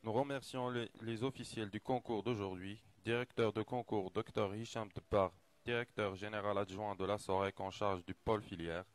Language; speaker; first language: French; non-native, local second language; Arabic